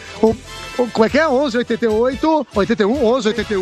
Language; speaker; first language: Portuguese; native; Portuguese